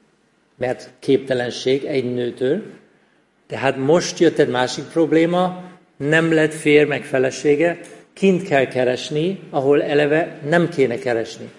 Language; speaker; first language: Hungarian; non-native, fluent; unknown